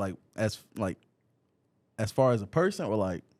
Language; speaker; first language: English; native; English